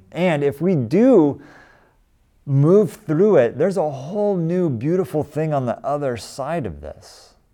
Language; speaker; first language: English; native; English